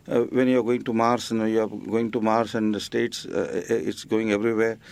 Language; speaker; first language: English; non-native, local second language; Marathi